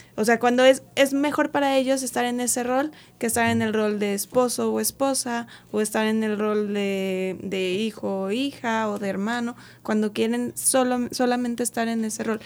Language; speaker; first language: Spanish; native; Spanish